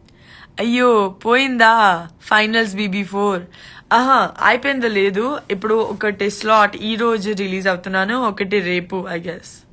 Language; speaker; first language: Telugu; non-native, learner; Gujarati